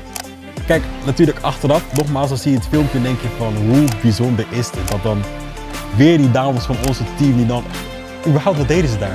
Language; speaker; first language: Dutch; native; Dutch